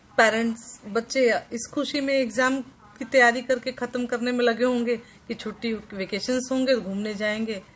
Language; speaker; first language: Hindi; non-native, local second language; Maithili